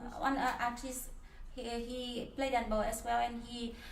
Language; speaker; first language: English; non-native, learner; Vietnamese